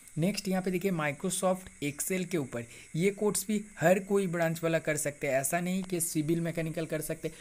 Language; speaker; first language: Hindi; non-native, local second language; Bangla